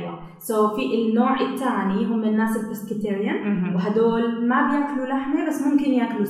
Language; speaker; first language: Arabic; native; Arabic